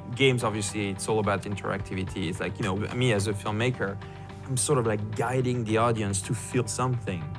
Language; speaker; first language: English; non-native, fluent; French